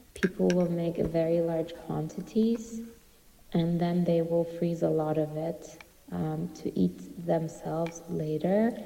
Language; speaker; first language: English; non-native, fluent; Turkish